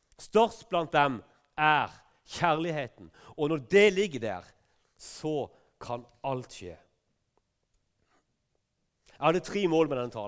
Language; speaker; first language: Norwegian; native; Norwegian